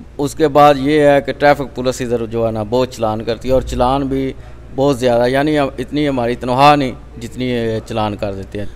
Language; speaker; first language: Urdu; non-native, local second language; Punjabi